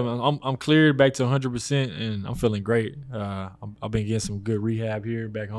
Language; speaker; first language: English; native; English